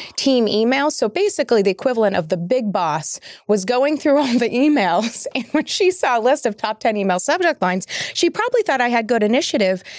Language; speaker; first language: English; native; English